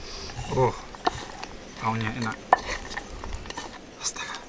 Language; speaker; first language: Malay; non-native, fluent; English